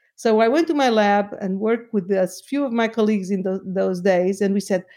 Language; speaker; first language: English; non-native, fluent; Portuguese